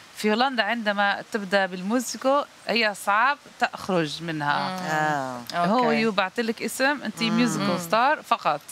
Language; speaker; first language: Arabic; non-native, learner; Dutch